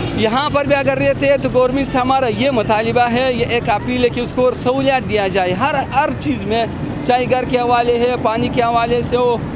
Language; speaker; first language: Urdu; early bilingual, other home language; Pashto